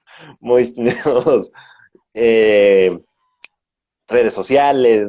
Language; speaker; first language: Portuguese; non-native, learner; Spanish